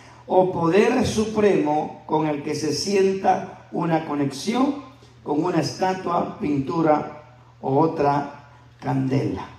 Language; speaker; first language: Spanish; native; Spanish